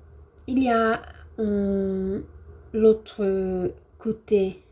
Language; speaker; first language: French; non-native, learner; Portuguese